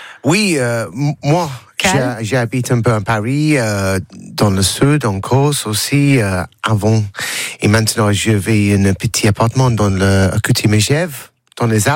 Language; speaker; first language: French; non-native, learner; English